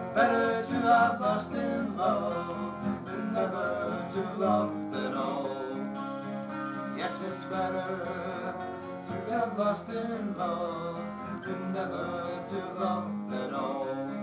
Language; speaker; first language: English; native; English